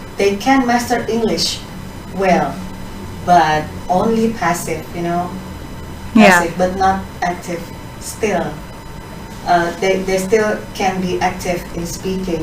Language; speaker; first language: English; non-native, fluent; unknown